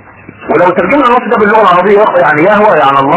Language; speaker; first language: Arabic; native; Arabic